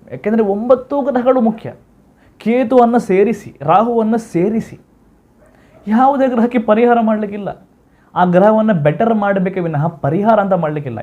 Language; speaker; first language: Kannada; non-native, local second language; Tulu